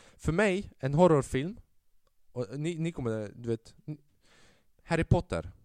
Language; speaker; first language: Swedish; early bilingual, other home language; Albanian